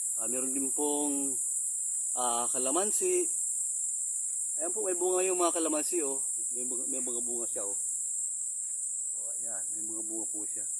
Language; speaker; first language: Filipino; non-native, local second language; Bikol